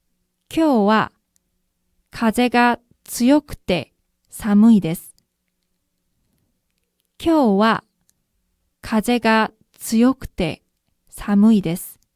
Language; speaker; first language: Japanese; non-native, fluent; Korean